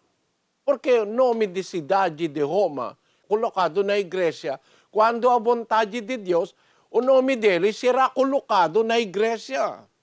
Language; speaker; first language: Portuguese; non-native, learner; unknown